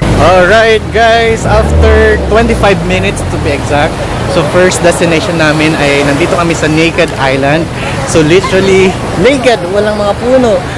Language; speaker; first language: Filipino; native; Filipino